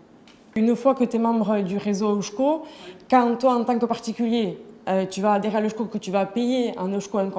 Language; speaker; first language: French; native; French